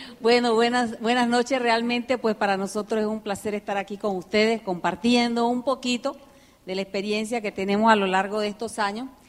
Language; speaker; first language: Spanish; early bilingual, heritage; Spanish